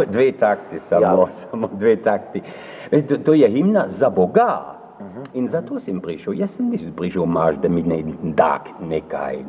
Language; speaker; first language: Slovenian; early bilingual, heritage; French